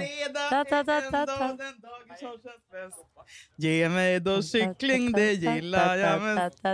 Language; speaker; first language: Swedish; native; Swedish